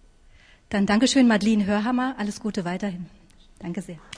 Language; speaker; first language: German; native; German